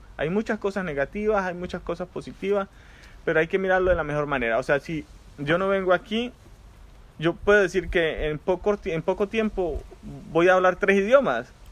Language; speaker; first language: Spanish; native; Spanish